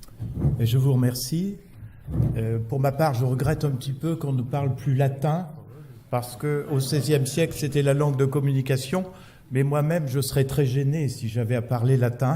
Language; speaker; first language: French; native; French